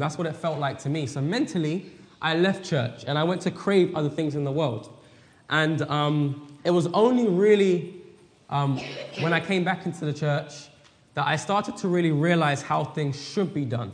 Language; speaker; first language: English; native; English